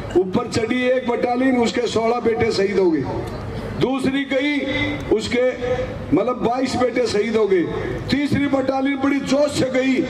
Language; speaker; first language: Hindi; native; Hindi